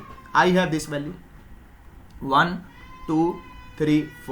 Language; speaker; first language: English; non-native, local second language; Hindi